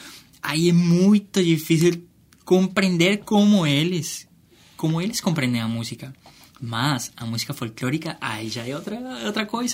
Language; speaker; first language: Portuguese; non-native, fluent; Spanish